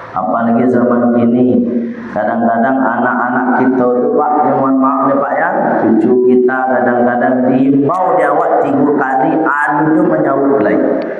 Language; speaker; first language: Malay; non-native, local second language; Minangkabau